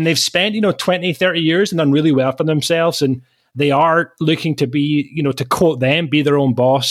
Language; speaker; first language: English; native; English